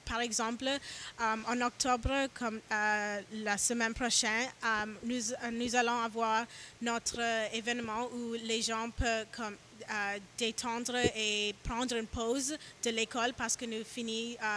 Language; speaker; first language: French; non-native, learner; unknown